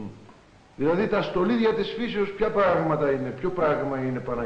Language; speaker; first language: Greek; native; Greek